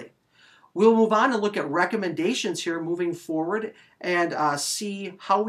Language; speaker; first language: English; native; English